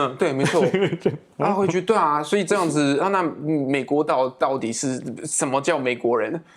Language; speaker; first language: Chinese; non-native, fluent; French